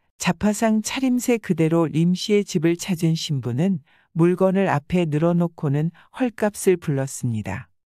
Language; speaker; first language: Korean; native; Korean